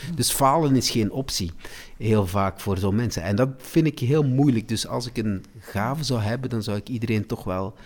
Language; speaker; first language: Dutch; native; Dutch